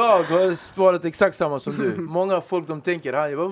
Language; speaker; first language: Swedish; native; Swedish